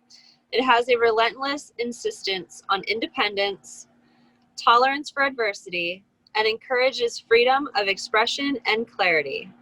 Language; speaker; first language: English; native; English